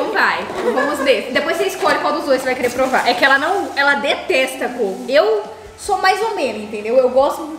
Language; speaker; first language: Portuguese; native; Portuguese